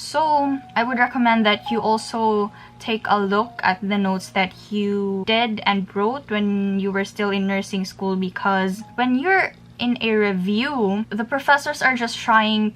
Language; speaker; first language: English; non-native, local second language; Filipino